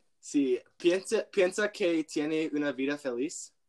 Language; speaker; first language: Spanish; non-native, learner; English